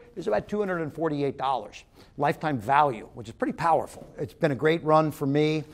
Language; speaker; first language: English; native; English